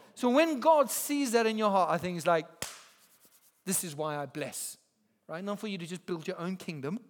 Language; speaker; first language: English; native; English